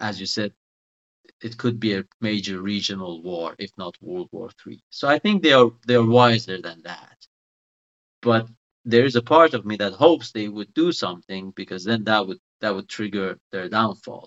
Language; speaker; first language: English; non-native, fluent; Persian